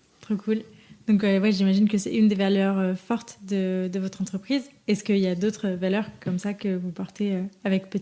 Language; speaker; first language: French; native; French